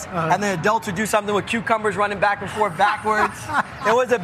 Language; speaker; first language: English; native; English